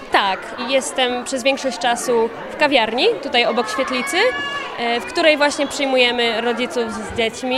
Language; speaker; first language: Polish; non-native, local second language; Ukrainian